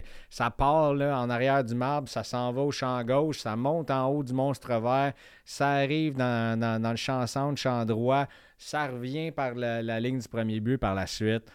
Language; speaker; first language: French; native; French